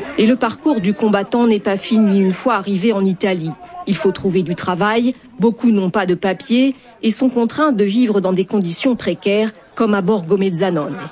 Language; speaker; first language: French; native; French